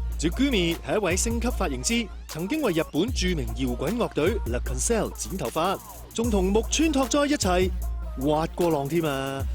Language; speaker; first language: Cantonese; native; Cantonese